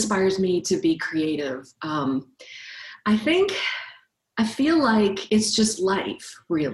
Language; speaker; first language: English; native; English